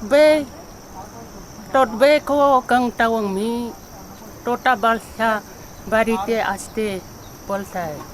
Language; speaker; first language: Hindi; non-native, local second language; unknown